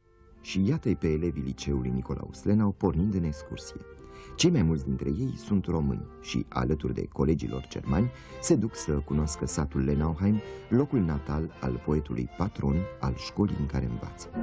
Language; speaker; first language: Romanian; native; Romanian